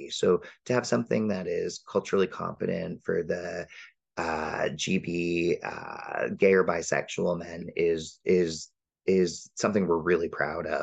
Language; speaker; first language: English; native; English